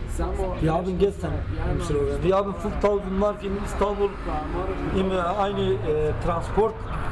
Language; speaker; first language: German; non-native, learner; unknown